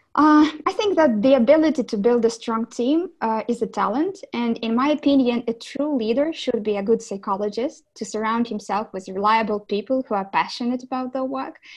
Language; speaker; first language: English; non-native, fluent; Ukrainian